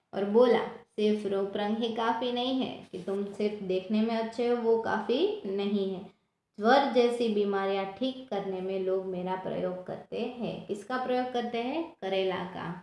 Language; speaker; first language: Hindi; non-native, local second language; Gujarati